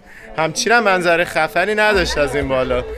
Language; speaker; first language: Persian; native; Persian